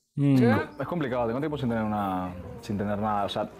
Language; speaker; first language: Spanish; native; Spanish